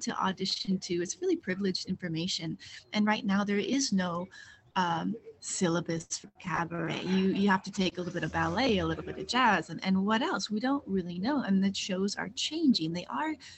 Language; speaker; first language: English; native; English